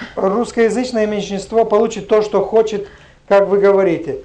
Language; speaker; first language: Russian; non-native, local second language; Romanian